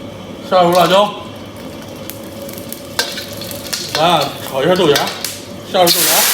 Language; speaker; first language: Chinese; native; Chinese